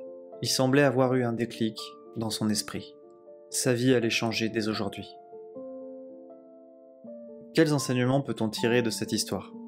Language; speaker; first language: French; native; French